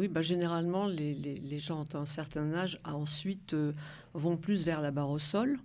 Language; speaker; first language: French; native; French